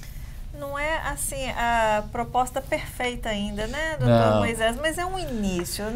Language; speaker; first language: Portuguese; native; Portuguese